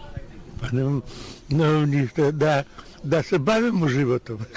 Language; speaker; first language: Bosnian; non-native, learner; Russian